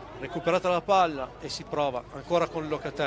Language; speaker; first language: Italian; native; Italian